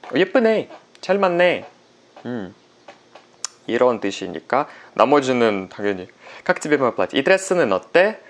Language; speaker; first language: Korean; non-native, fluent; Russian